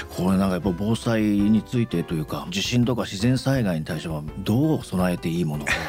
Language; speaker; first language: Japanese; native; Japanese